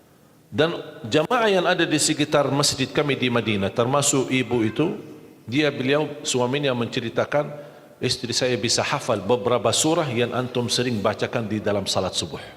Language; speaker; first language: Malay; non-native, fluent; Arabic